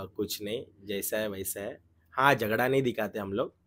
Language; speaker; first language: Hindi; non-native, local second language; Marathi